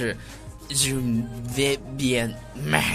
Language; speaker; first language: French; non-native, learner; Chinese